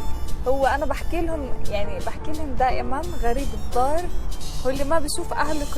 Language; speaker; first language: Arabic; native; Arabic